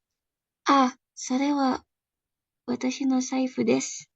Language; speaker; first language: Japanese; non-native, learner; Indonesian